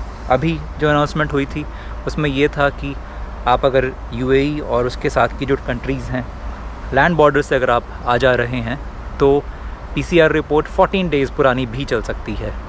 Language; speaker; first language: Hindi; native; Hindi